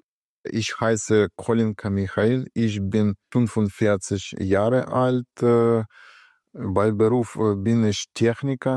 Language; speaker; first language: German; non-native, learner; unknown